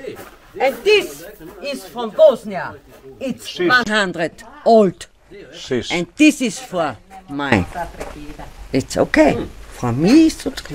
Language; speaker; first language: English; non-native, learner; German